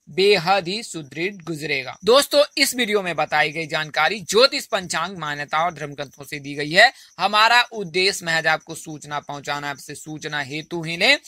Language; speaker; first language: Hindi; native; Hindi